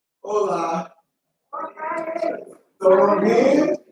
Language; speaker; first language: Spanish; non-native, learner; English